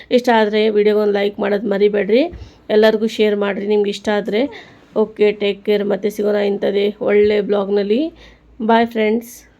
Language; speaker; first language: Kannada; non-native, local second language; Urdu